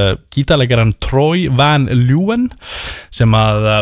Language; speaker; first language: Icelandic; native; Icelandic